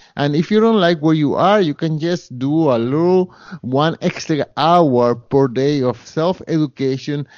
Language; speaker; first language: English; non-native, fluent; Spanish